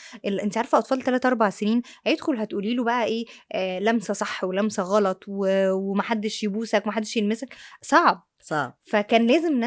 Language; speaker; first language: Arabic; native; Arabic